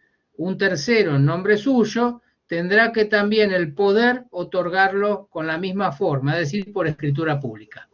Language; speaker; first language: Spanish; native; Spanish